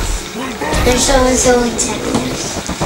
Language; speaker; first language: Polish; early bilingual, heritage; Polish